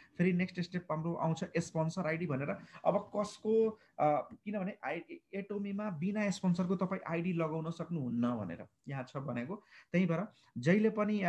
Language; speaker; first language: Nepali; non-native, local second language; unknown